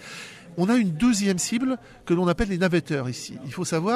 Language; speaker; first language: French; native; French